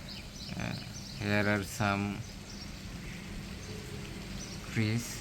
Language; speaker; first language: English; non-native, learner; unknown